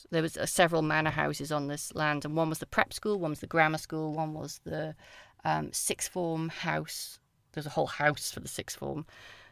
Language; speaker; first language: English; native; English